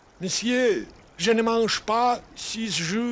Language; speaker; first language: French; non-native, learner; Turkmen